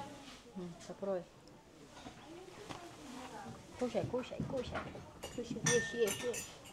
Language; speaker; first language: Russian; non-native, local second language; Kyrgyz